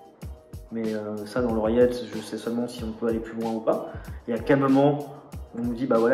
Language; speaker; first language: French; native; French